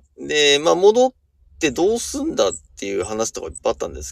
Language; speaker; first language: Japanese; native; Japanese